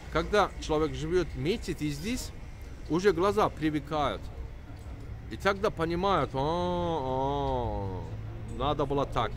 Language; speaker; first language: Russian; non-native, learner; Turkish